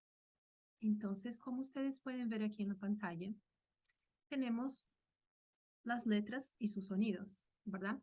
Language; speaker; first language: Spanish; non-native, fluent; Portuguese